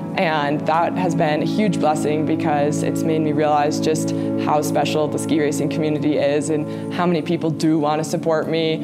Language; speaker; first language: English; native; English